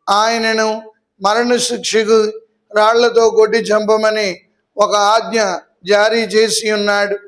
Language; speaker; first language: Telugu; native; Telugu